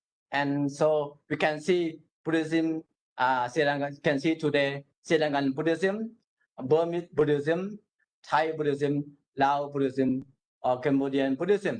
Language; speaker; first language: English; non-native, learner; Burmese